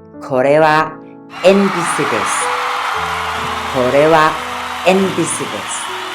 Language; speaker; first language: Japanese; non-native, fluent; Thai